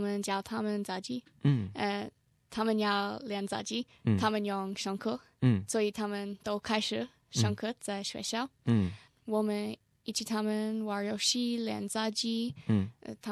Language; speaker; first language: Chinese; non-native, learner; English